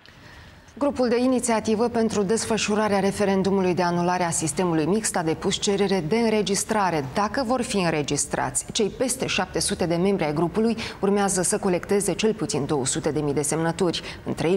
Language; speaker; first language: Romanian; native; Romanian